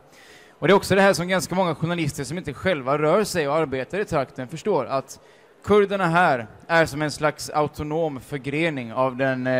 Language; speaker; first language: Swedish; native; Swedish